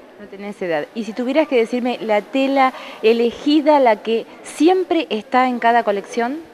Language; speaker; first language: Spanish; native; Spanish